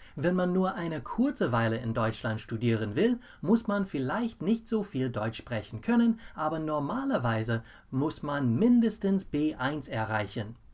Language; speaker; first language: German; non-native, fluent; English